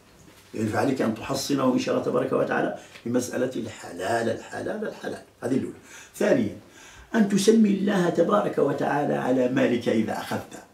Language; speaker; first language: Arabic; native; Arabic